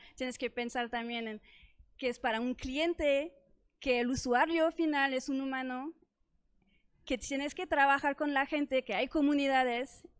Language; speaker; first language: Spanish; non-native, fluent; French